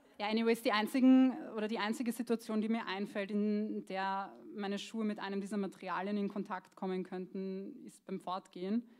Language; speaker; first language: German; early bilingual, other home language; Croatian